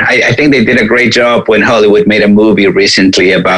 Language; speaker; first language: English; non-native, fluent; Spanish